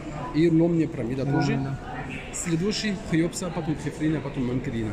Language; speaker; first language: Russian; non-native, learner; Arabic